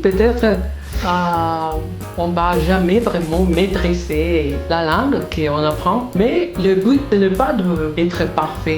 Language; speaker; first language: French; non-native, learner; Spanish